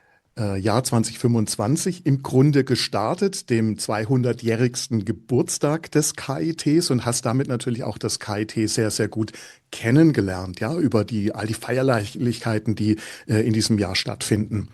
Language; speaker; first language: German; native; German